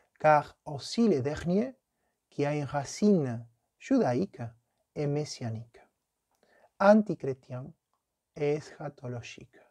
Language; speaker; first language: French; non-native, fluent; Spanish